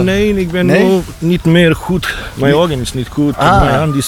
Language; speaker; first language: Dutch; non-native, learner; Bosnian